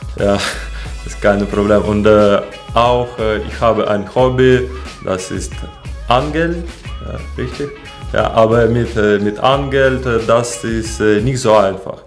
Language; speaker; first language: German; non-native, learner; Russian